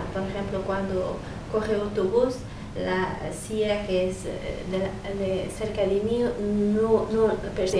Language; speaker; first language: Spanish; non-native, learner; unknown